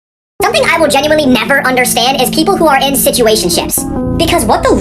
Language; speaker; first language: English; native; English